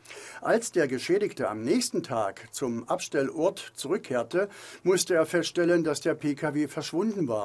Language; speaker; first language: German; native; German